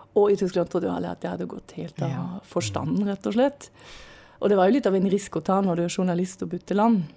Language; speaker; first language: Norwegian; non-native, fluent; German